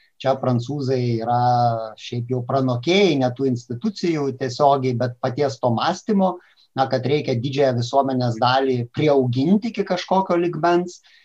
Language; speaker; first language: Lithuanian; native; Lithuanian